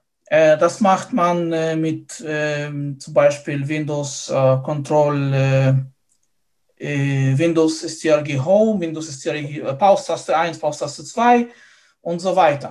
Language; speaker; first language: German; non-native, fluent; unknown